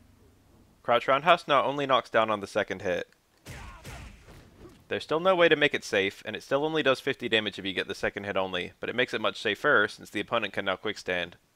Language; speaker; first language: English; native; English